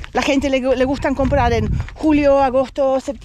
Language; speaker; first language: Spanish; non-native, learner; English